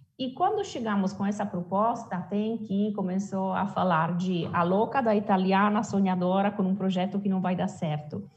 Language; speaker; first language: Portuguese; non-native, fluent; Italian